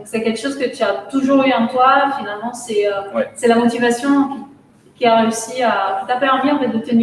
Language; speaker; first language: French; native; French